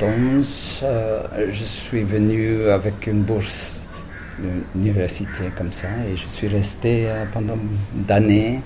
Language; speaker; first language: French; non-native, fluent; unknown